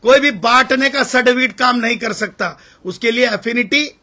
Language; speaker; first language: Hindi; non-native, local second language; Marathi